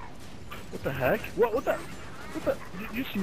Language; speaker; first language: English; native; English